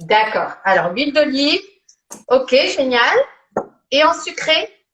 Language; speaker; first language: French; native; French